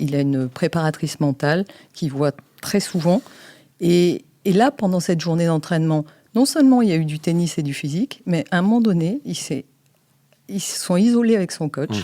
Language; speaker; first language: French; native; French